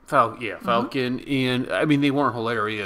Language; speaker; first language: English; native; English